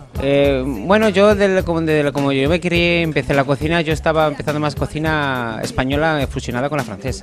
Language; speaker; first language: Spanish; native; Spanish